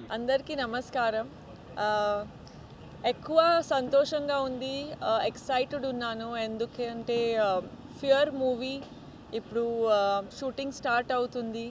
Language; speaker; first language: Telugu; non-native, fluent; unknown